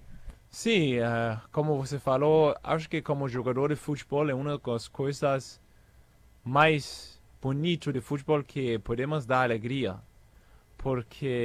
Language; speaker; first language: Portuguese; non-native, fluent; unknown